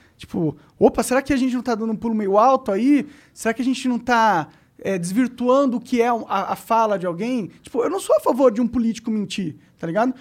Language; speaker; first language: Portuguese; native; Portuguese